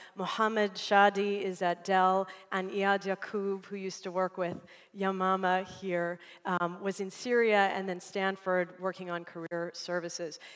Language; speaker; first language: English; native; English